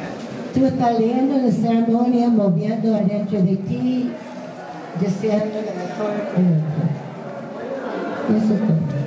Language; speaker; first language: Spanish; non-native, fluent; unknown